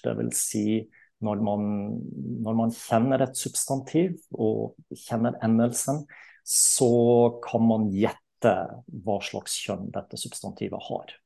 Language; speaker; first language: Norwegian; non-native, fluent; German